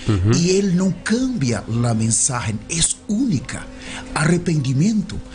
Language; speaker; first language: Spanish; non-native, learner; Portuguese